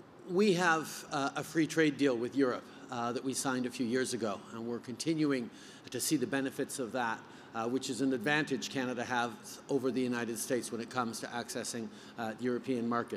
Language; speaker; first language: English; early bilingual, other home language; French